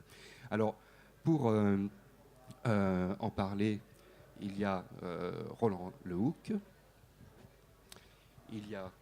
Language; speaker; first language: French; native; French